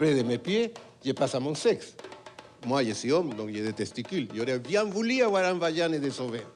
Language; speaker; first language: French; non-native, fluent; Spanish